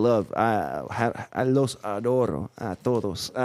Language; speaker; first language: Spanish; non-native, fluent; English